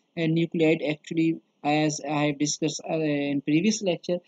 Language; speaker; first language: English; non-native, local second language; Urdu